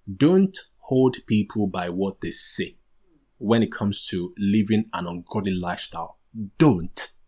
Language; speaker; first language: English; non-native, local second language; Yoruba